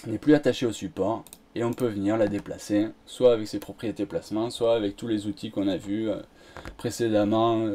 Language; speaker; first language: French; native; French